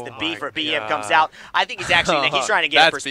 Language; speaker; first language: English; native; English